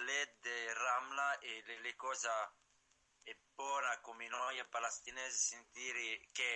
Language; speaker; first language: Italian; non-native, learner; Arabic